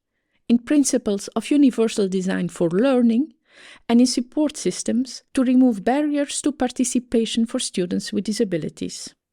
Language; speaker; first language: English; non-native, fluent; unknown